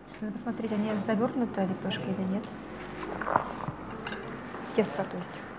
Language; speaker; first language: Russian; non-native, local second language; Tuvinian